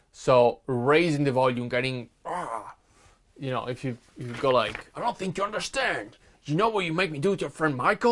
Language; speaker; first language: English; non-native, fluent; Italian